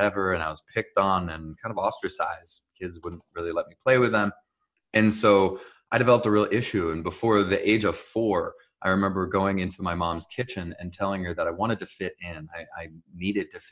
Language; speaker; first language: English; early bilingual, other home language; Hebrew